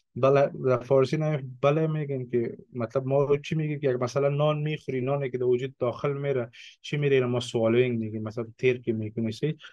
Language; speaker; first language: English; non-native, fluent; Persian